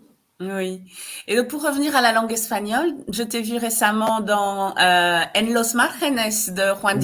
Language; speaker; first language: French; native; French